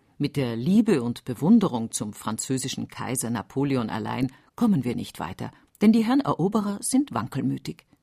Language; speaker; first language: German; native; German